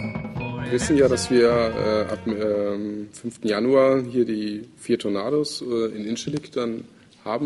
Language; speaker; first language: German; native; German